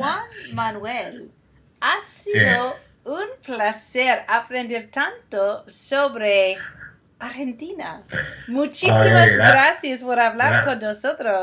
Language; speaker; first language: Spanish; non-native, fluent; English